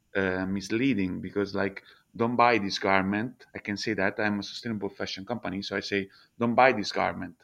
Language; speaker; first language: English; non-native, fluent; Italian